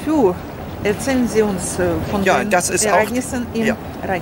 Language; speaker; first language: German; non-native, learner; Russian